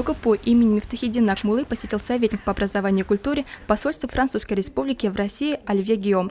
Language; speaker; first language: Russian; native; Russian